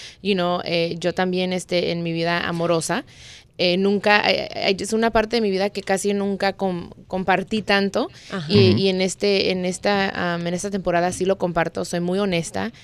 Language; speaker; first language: Spanish; early bilingual, heritage; Spanish